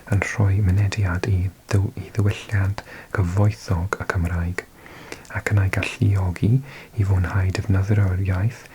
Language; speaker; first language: Welsh; non-native, learner; English